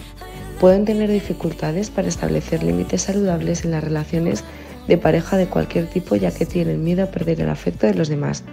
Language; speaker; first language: Spanish; native; Spanish